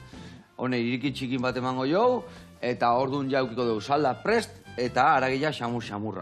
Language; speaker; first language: Basque; native; Basque